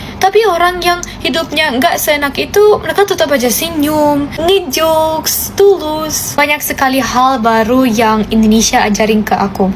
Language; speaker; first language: Indonesian; non-native, fluent; German